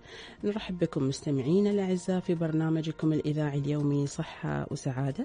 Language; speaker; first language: Arabic; native; Arabic